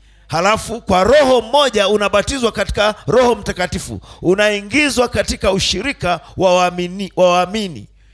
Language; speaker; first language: Swahili; native; Swahili